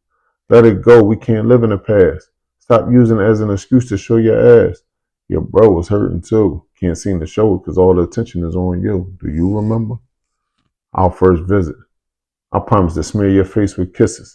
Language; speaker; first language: English; native; English